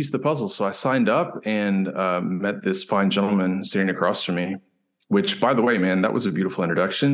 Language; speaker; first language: English; native; English